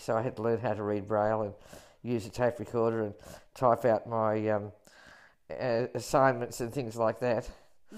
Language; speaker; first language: English; native; English